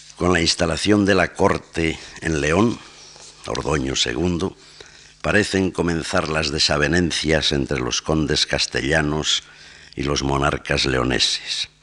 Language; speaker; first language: Spanish; native; Spanish